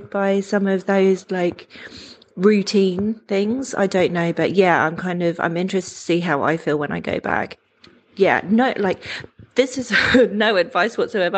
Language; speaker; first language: English; native; English